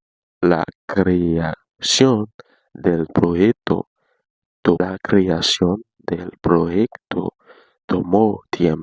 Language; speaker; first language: Spanish; non-native, learner; Haitian Creole